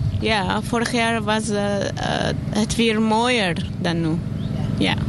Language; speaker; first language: Dutch; non-native, learner; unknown